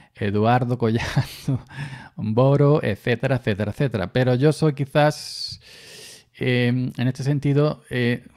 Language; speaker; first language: Spanish; native; Spanish